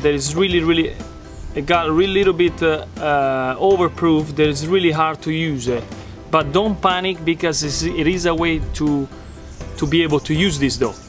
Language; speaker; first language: English; non-native, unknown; Italian